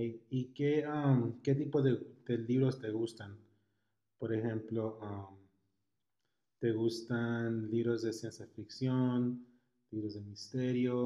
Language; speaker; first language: Spanish; early bilingual, heritage; Spanish